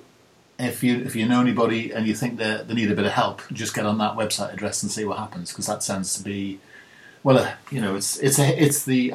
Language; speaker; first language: English; native; English